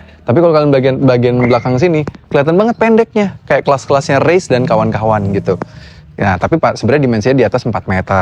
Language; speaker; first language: Indonesian; native; Indonesian